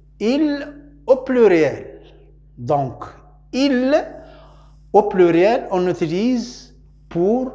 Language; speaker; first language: French; non-native, local second language; Arabic